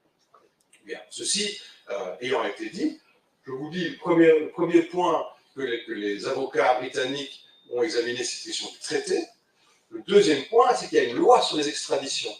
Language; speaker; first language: French; native; French